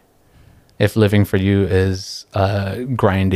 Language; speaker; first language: English; non-native, local second language; Filipino